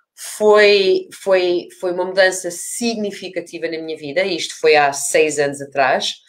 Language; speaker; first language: Portuguese; early bilingual, other home language; English